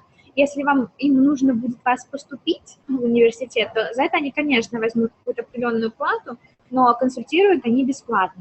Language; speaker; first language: Russian; native; Russian